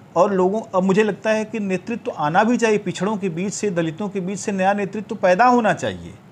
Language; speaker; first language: Hindi; native; Hindi